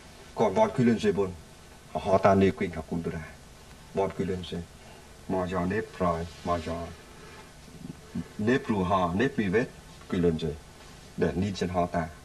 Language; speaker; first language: Hungarian; non-native, learner; Vietnamese